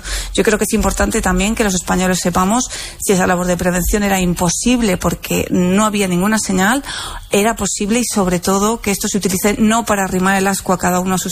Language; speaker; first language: Spanish; native; Spanish